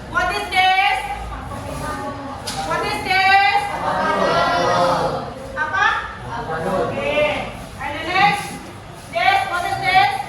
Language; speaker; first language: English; non-native, learner; Indonesian